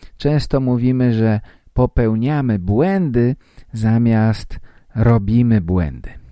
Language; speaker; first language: Polish; native; Polish